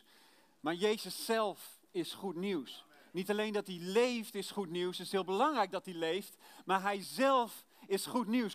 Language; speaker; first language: Dutch; native; Dutch